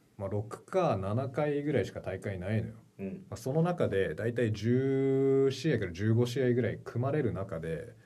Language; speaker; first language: Japanese; early bilingual, heritage; Japanese